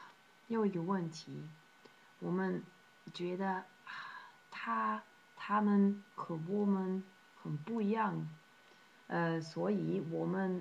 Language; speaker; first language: Chinese; non-native, learner; Dutch